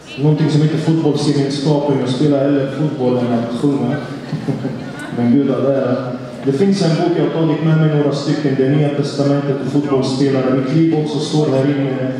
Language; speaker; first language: Swedish; non-native, fluent; Arabic